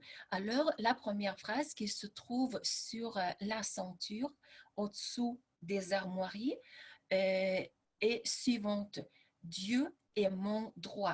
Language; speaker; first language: French; non-native, fluent; Lithuanian